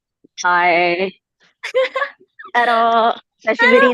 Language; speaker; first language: Japanese; non-native, learner; Swedish